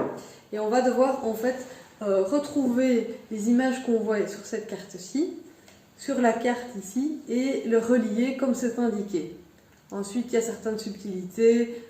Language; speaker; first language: French; native; French